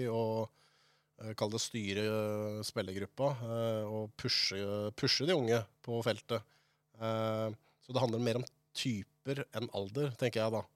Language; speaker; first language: Norwegian; native; Norwegian